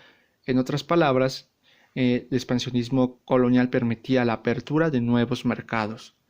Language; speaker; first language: Spanish; native; Spanish